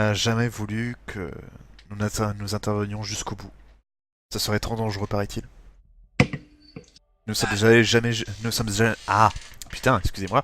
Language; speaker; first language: French; native; French